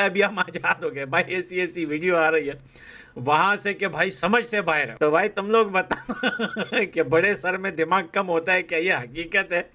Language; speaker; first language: Hindi; native; Hindi